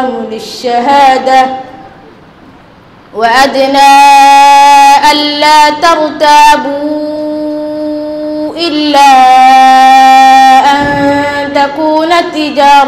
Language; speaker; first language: Arabic; non-native, local second language; Somali